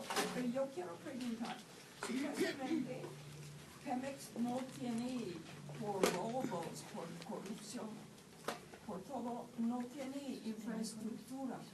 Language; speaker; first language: Spanish; non-native, fluent; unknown